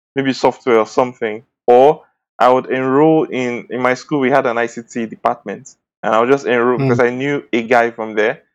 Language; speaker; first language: English; non-native, local second language; Bini